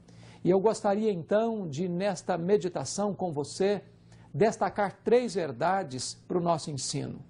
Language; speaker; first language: Portuguese; native; Portuguese